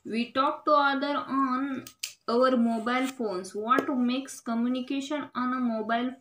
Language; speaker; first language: English; non-native, local second language; Marathi